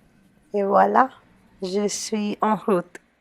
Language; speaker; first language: French; non-native, learner; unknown